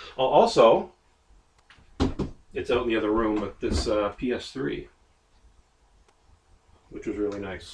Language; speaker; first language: English; native; English